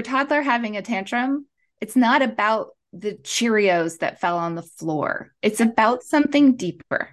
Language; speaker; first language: English; native; English